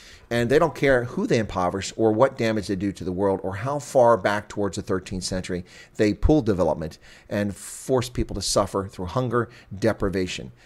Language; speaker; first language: English; native; English